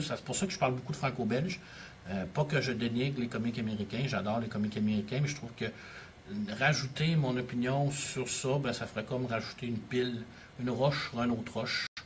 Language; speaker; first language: French; native; French